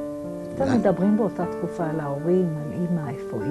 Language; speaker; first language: Hebrew; native; Hebrew